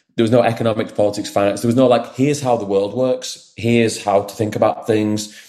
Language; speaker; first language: English; native; English